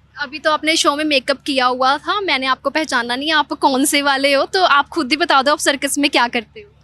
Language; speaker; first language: Hindi; non-native, local second language; Punjabi